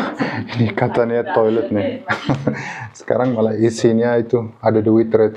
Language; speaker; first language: Indonesian; non-native, fluent; Arabic